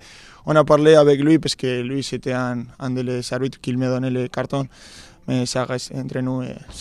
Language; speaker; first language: French; non-native, fluent; Spanish